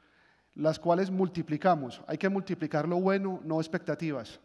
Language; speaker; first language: Spanish; native; Spanish